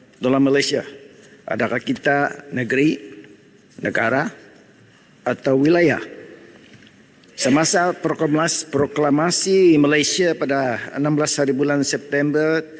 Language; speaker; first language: Malay; non-native, local second language; Central Dusun